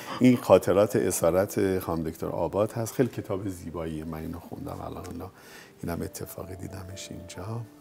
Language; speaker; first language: Persian; native; Persian